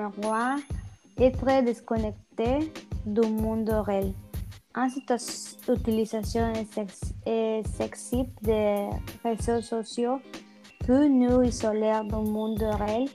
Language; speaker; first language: French; non-native, learner; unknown